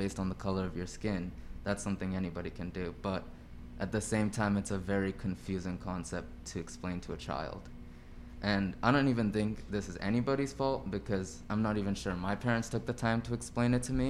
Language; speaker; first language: English; native; English